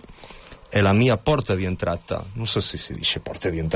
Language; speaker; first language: Italian; non-native, fluent; Catalan